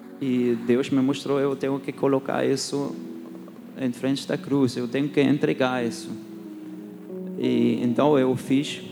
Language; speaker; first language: Portuguese; non-native, fluent; German